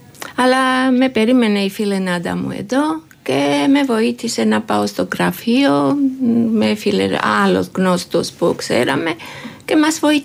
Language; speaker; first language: Greek; non-native, learner; Georgian